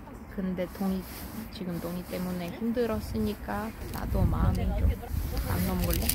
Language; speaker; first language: Korean; non-native, fluent; Russian